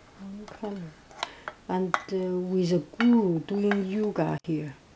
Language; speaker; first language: English; non-native, fluent; Chinese